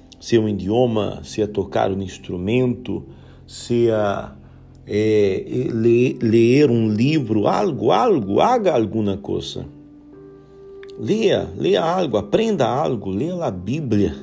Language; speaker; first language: Portuguese; non-native, learner; Spanish